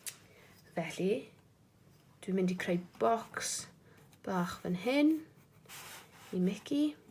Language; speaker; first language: Welsh; non-native, local second language; English